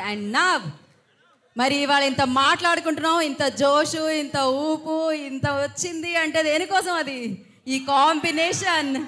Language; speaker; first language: Telugu; native; Telugu